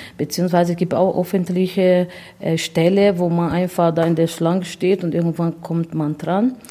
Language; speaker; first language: German; non-native, fluent; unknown